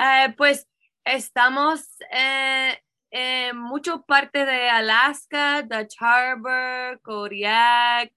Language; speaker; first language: Spanish; non-native, learner; English